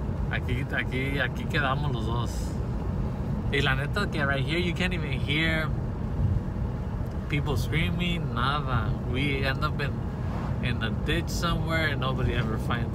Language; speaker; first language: English; early bilingual, other home language; Spanish